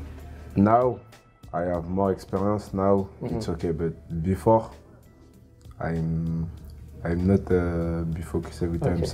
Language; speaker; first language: English; non-native, learner; French